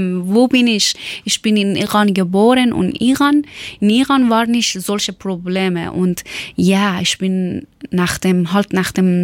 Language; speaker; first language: German; non-native, fluent; Persian